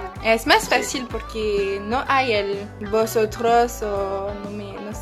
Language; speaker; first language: Spanish; non-native, learner; French